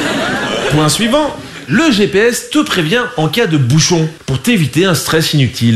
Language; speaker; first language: French; native; French